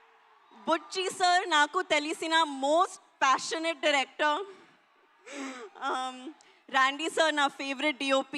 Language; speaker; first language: Telugu; non-native, learner; Hindi